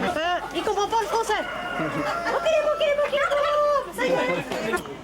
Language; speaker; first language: French; non-native, fluent; Ukrainian